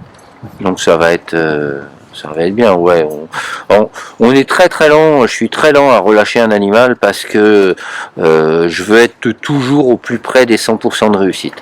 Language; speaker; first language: French; native; French